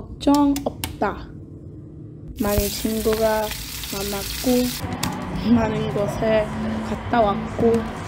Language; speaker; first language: Korean; non-native, learner; English